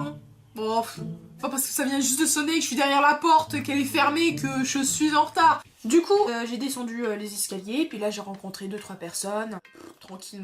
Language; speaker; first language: French; native; French